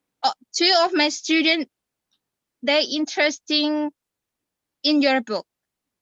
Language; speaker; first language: English; non-native, fluent; Indonesian